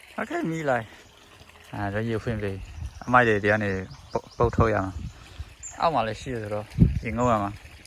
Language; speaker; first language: Burmese; non-native, local second language; Shan